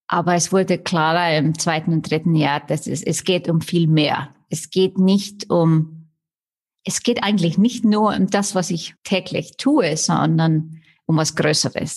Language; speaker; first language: German; non-native, fluent; Icelandic